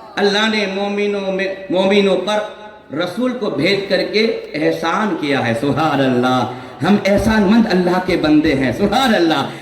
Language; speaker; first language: Urdu; native; Urdu